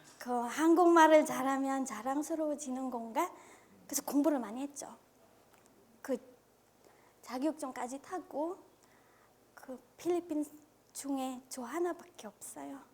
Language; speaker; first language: Korean; non-native, fluent; Filipino